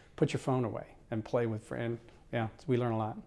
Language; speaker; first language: English; native; English